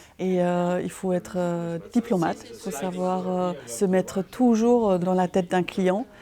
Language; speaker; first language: French; non-native, fluent; German